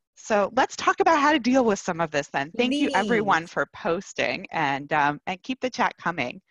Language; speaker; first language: English; native; English